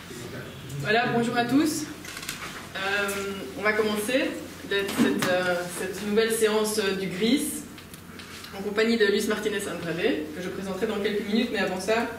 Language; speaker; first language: French; native; French